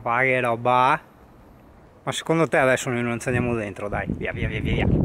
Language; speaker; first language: Italian; native; Italian